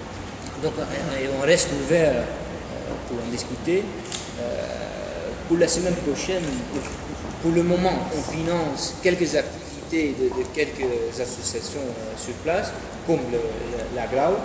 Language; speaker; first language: French; non-native, fluent; Dutch